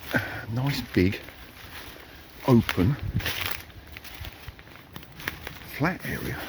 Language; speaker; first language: English; native; English